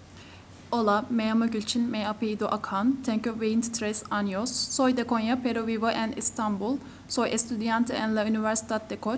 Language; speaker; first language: Spanish; non-native, learner; Turkish